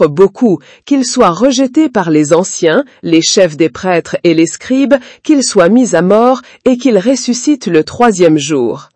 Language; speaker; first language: French; native; French